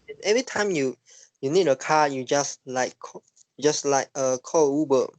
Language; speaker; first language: English; non-native, learner; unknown